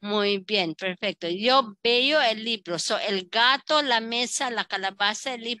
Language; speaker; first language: Spanish; non-native, fluent; Filipino